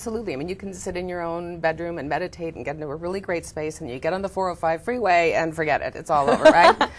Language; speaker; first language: English; native; English